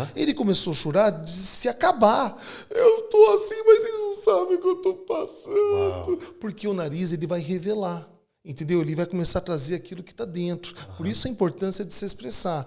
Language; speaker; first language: Portuguese; native; Portuguese